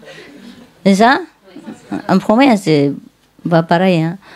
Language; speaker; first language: French; non-native, learner; Vietnamese